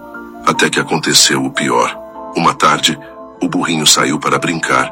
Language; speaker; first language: Portuguese; native; Portuguese